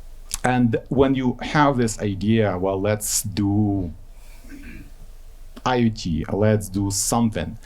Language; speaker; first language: English; non-native, fluent; Ukrainian